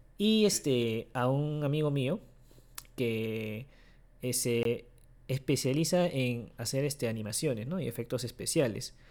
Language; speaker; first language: Spanish; early bilingual, other home language; Japanese